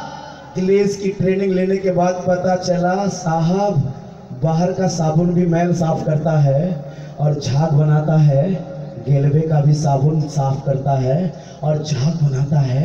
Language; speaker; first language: Hindi; native; Hindi